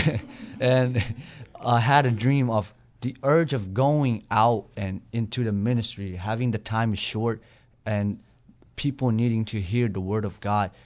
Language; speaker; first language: English; non-native, fluent; Burmese